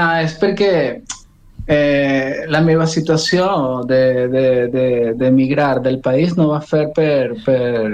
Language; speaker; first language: Catalan; non-native, learner; Spanish